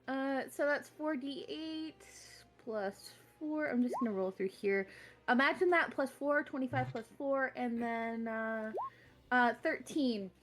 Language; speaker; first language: English; native; English